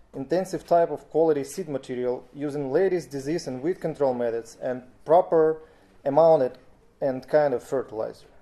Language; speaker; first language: English; non-native, fluent; Russian